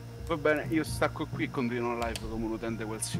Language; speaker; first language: Italian; native; Italian